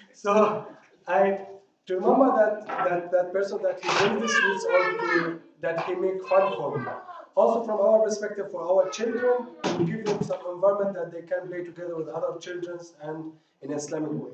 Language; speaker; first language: English; non-native, learner; Arabic